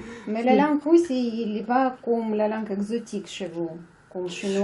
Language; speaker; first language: French; non-native, learner; Russian